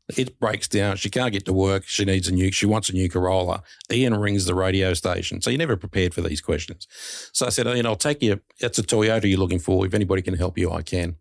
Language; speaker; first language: English; native; English